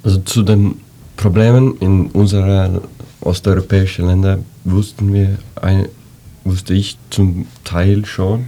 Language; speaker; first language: German; non-native, fluent; Estonian